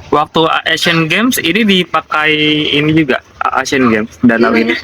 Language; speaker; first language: Indonesian; native; Indonesian